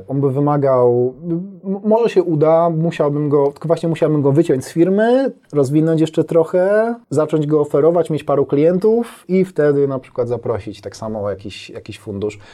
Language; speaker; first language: Polish; native; Polish